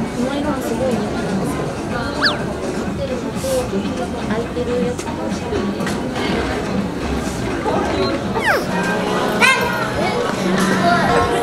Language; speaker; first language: Japanese; native; Japanese